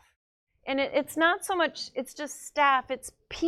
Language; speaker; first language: English; native; English